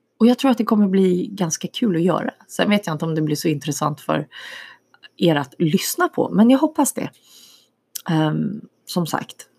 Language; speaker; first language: Swedish; early bilingual, other home language; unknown